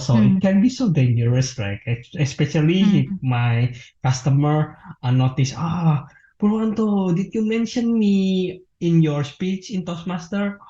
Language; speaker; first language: English; non-native, learner; Indonesian